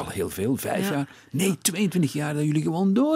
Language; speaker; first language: Dutch; native; Dutch